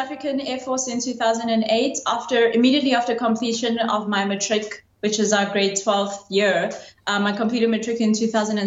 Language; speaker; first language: English; non-native, local second language; Zulu